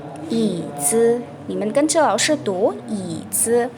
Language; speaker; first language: Chinese; non-native, fluent; Indonesian